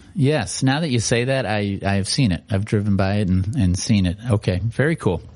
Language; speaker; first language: English; native; English